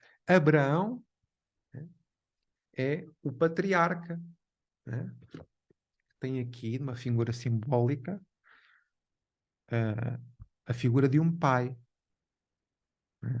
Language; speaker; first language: Portuguese; native; Portuguese